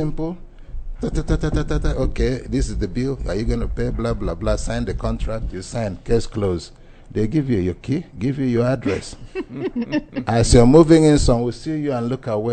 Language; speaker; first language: English; non-native, local second language; Igbo